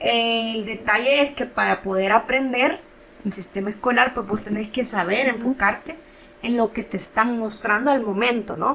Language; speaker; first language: Spanish; native; Spanish